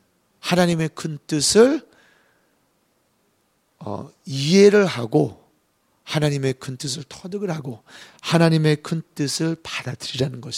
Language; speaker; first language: Korean; native; Korean